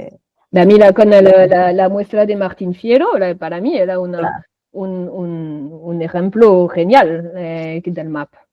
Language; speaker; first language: Spanish; non-native, fluent; French